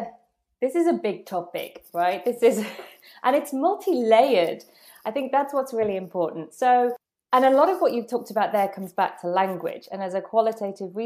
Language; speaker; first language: English; native; English